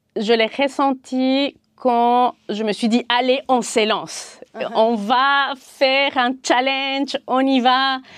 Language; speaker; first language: French; non-native, fluent; Spanish